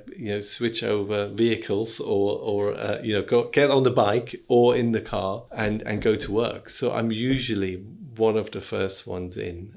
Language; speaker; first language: English; non-native, fluent; German